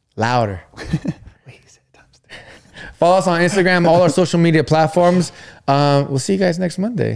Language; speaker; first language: English; early bilingual, other home language; Spanish